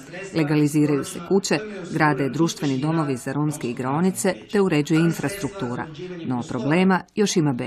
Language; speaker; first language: Croatian; native; Croatian